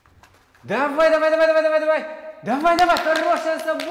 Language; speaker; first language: Russian; native; Russian